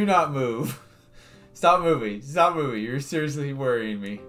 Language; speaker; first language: English; native; English